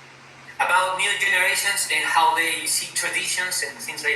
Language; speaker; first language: English; non-native, fluent; Spanish